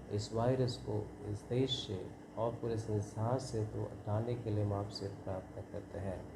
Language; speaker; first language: Hindi; non-native, local second language; Kannada